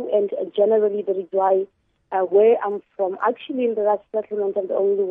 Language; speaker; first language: English; non-native, local second language; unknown